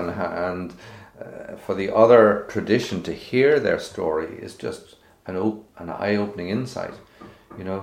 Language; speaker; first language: English; native; English